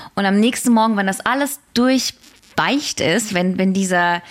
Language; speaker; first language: German; early bilingual, other home language; Russian